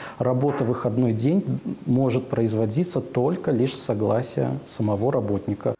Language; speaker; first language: Russian; native; Russian